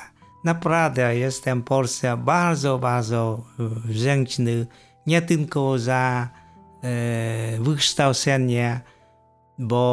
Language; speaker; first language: Polish; non-native, fluent; Vietnamese